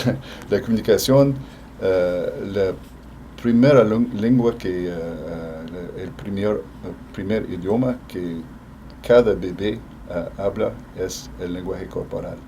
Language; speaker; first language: Spanish; non-native, fluent; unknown